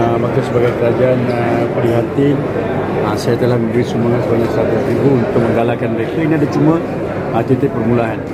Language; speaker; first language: Malay; non-native, local second language; Tamil